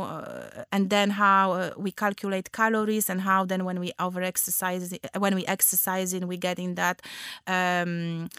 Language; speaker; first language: English; non-native, fluent; Polish